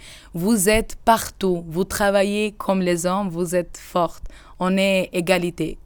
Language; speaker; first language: French; non-native, learner; Albanian